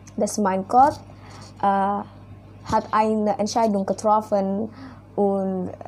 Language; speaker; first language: German; non-native, learner; Indonesian